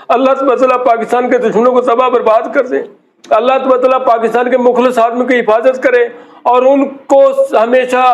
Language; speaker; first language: Urdu; non-native, local second language; Punjabi